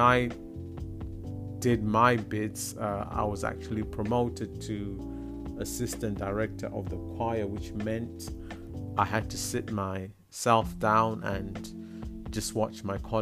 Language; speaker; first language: English; non-native, local second language; Shona